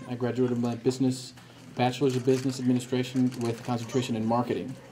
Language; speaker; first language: English; early bilingual, other home language; Spanish